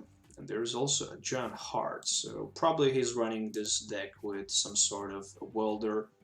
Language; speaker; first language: English; non-native, fluent; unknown